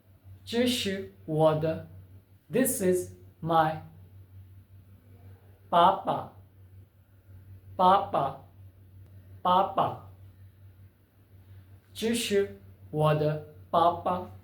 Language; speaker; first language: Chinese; non-native, fluent; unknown